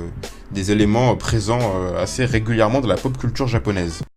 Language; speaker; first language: French; native; French